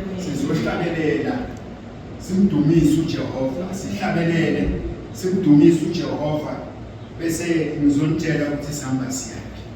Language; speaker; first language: Zulu; native; Zulu